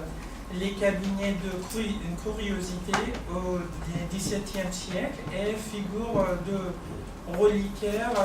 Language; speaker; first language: French; non-native, fluent; Persian